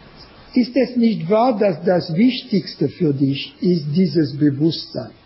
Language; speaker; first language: German; non-native, learner; French